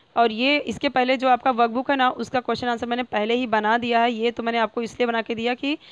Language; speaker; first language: Hindi; non-native, local second language; Marathi